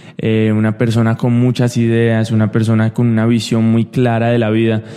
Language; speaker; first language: Spanish; early bilingual, heritage; Spanish